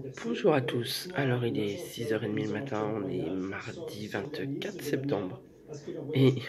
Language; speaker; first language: French; native; French